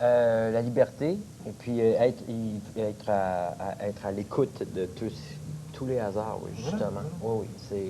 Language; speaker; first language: French; native; French